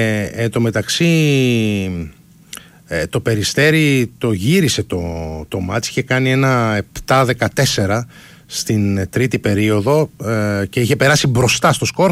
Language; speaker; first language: Greek; native; Greek